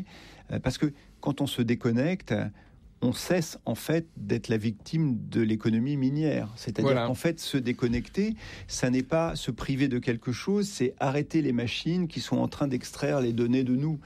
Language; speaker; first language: French; native; French